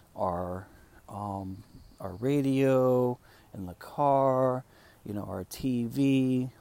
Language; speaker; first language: English; non-native, fluent; Spanish